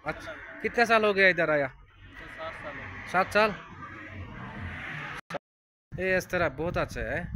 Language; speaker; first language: Hindi; non-native, fluent; Bangla